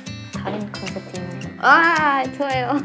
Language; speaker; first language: Korean; non-native, learner; English